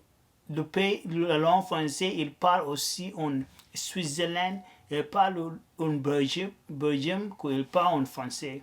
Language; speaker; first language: French; non-native, learner; Arabic